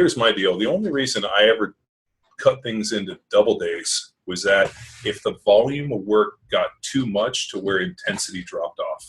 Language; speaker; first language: English; native; English